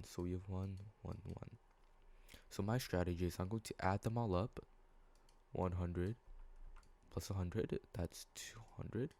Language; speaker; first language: English; native; English